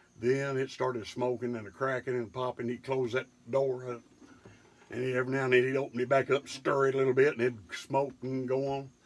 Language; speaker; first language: English; native; English